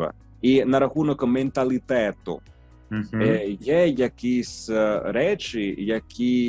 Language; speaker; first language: Ukrainian; non-native, fluent; Italian